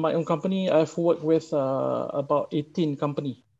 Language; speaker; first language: English; non-native, local second language; Malay